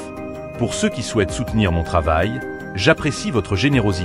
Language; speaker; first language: French; native; French